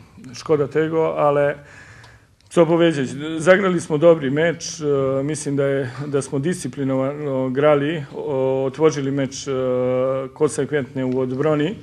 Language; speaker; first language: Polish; non-native, learner; Serbian